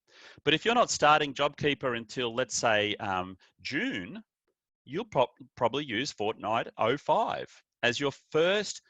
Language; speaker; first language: English; native; English